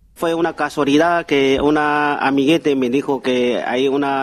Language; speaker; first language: Spanish; non-native, fluent; Chinese